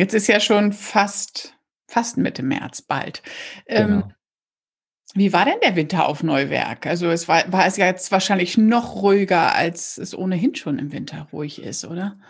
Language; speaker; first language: German; native; German